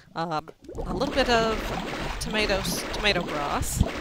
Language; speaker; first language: English; native; English